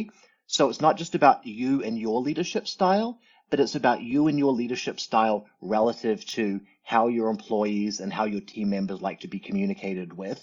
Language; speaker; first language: English; native; English